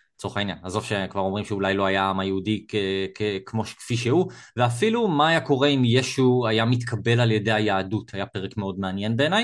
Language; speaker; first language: Hebrew; native; Hebrew